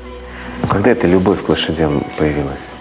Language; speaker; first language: Russian; native; Russian